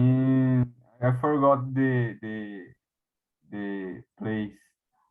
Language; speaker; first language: English; non-native, learner; Portuguese